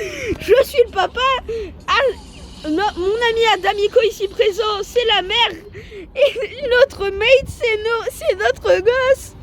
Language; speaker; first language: French; native; French